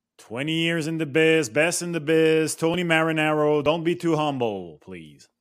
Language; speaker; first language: English; non-native, local second language; French